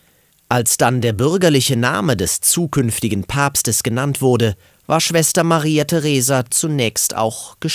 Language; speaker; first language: German; native; German